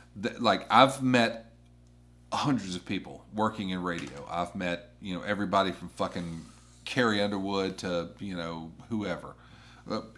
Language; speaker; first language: English; native; English